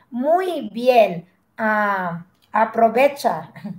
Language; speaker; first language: Spanish; non-native, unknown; Filipino